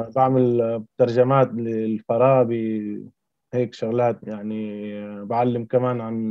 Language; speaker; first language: Arabic; early bilingual, heritage; Spanish